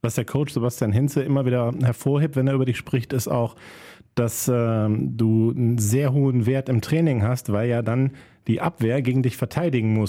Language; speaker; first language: German; native; German